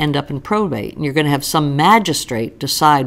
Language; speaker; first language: English; native; English